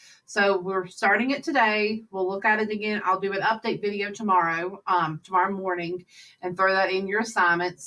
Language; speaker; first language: English; native; English